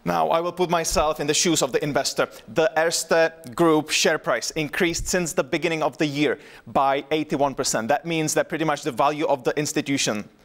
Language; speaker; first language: English; non-native, fluent; Czech